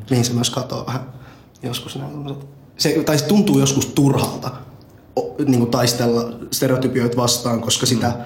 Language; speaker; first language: Finnish; early bilingual, other home language; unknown